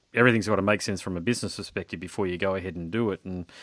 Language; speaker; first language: English; native; English